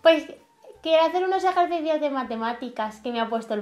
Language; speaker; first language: Spanish; native; Spanish